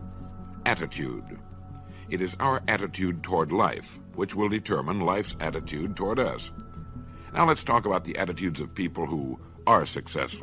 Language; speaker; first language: English; native; English